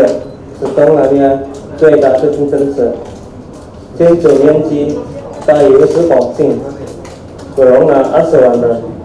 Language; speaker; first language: Chinese; non-native, learner; Indonesian